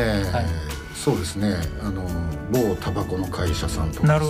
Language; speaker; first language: Japanese; native; Japanese